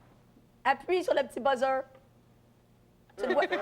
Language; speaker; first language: French; native; French